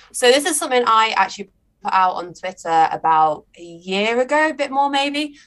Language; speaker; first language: English; native; English